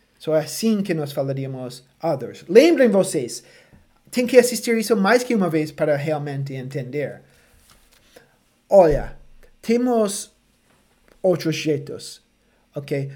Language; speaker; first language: Portuguese; non-native, fluent; English